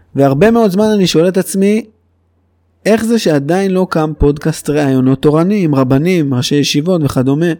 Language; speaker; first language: Hebrew; native; Hebrew